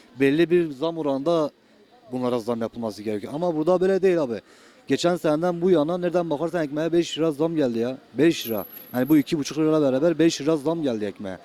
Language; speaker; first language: Turkish; native; Turkish